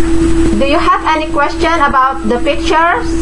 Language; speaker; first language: English; non-native, fluent; Indonesian